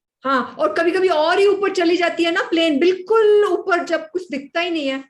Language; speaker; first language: Hindi; native; Hindi